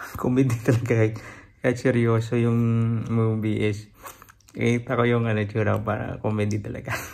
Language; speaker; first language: Filipino; non-native, local second language; Hiligaynon